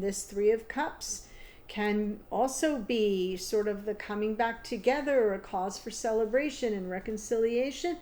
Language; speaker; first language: English; native; English